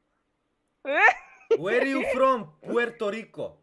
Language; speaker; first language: English; non-native, learner; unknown